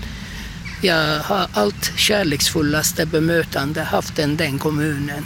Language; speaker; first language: Swedish; non-native, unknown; Turkish